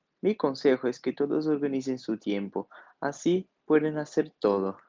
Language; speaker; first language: Spanish; non-native, learner; Portuguese